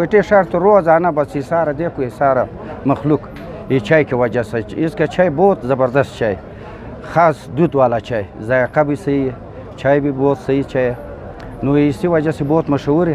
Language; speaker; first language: Hindi; non-native, local second language; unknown